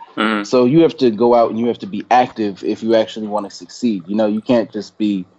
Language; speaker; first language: English; native; English